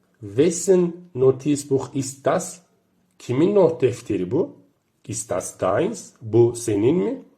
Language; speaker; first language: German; non-native, fluent; Turkish